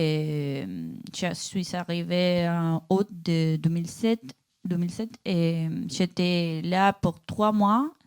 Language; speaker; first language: French; non-native, learner; Spanish